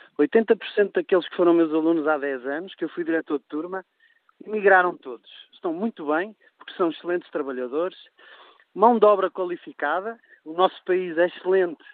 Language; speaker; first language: Portuguese; native; Portuguese